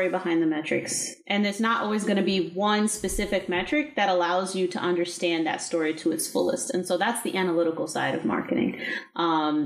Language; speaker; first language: English; native; English